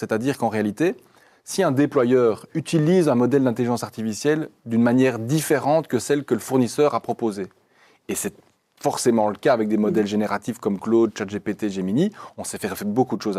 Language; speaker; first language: French; native; French